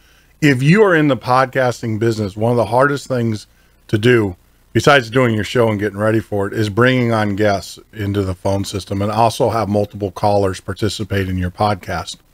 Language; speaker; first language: English; native; English